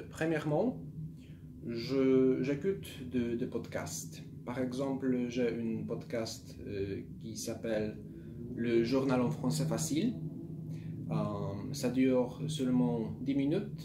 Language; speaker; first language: French; non-native, learner; Polish